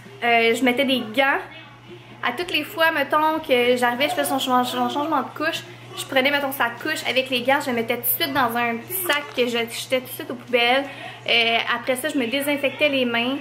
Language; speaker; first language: French; native; French